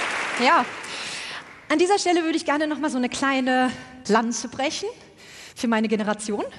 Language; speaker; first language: German; native; German